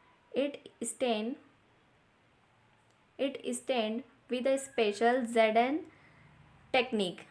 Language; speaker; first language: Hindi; native; Hindi